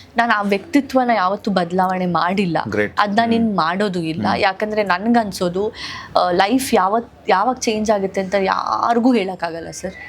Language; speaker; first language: Kannada; non-native, local second language; Tulu